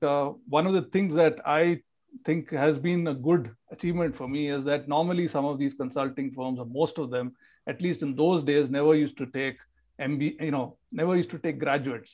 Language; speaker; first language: English; non-native, local second language; Kannada